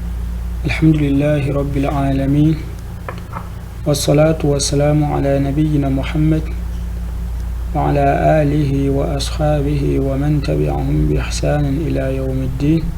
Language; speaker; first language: Arabic; non-native, fluent; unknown